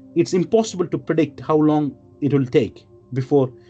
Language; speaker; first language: English; non-native, local second language; Malayalam